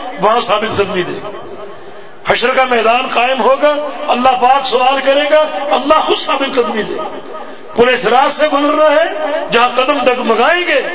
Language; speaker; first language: Urdu; native; Urdu